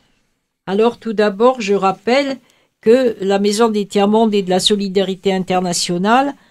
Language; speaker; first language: French; native; French